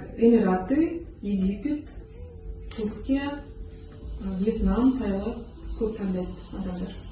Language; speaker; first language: Kazakh; non-native, local second language; Russian